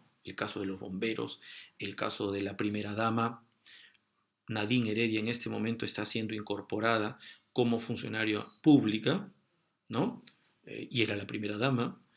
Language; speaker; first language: Spanish; native; Spanish